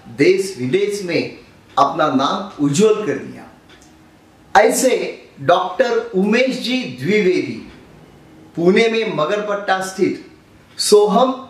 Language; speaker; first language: Hindi; non-native, local second language; Marathi